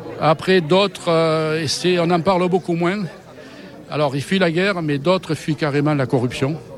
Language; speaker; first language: French; native; French